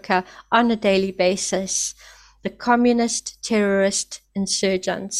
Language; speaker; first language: English; native; English